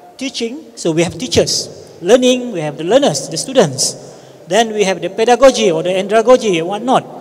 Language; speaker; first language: English; non-native, local second language; Malay